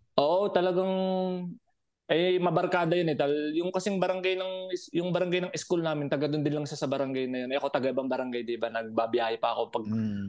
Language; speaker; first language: Filipino; native; Filipino